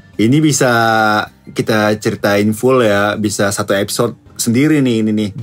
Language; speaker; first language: Indonesian; non-native, fluent; Japanese